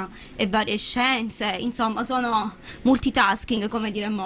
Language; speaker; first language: Italian; native; Italian